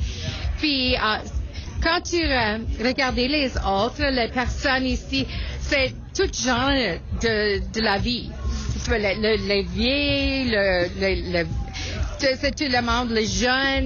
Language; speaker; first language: French; non-native, local second language; English